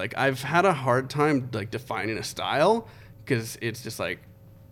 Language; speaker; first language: English; native; English